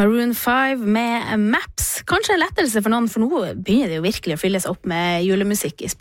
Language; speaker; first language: Norwegian; native; Norwegian